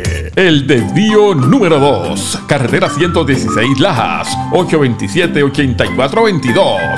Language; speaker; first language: Spanish; native; Spanish